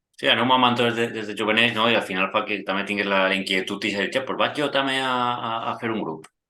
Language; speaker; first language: Catalan; native; Catalan